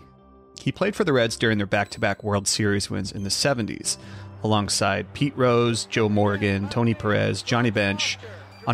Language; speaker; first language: English; native; English